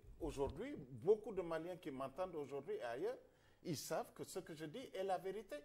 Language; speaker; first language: French; non-native, local second language; Wolof